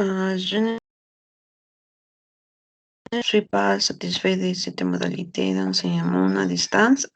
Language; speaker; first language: French; non-native, learner; Spanish